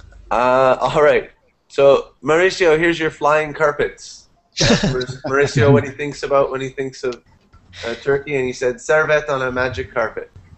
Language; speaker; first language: English; native; English